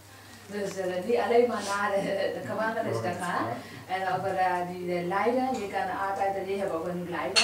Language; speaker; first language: Dutch; non-native, learner; Burmese